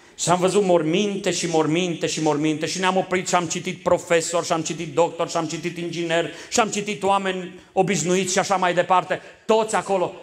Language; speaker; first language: Romanian; native; Romanian